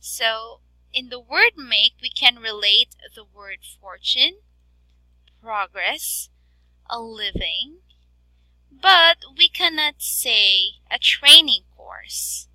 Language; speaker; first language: English; non-native, fluent; Filipino